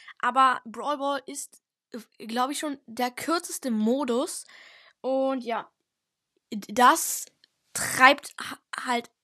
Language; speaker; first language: German; native; German